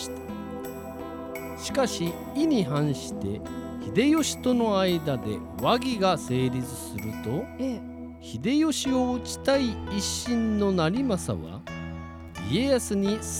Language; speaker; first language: Japanese; native; Japanese